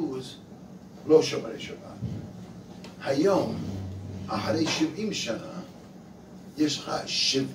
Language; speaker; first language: Hebrew; non-native, fluent; English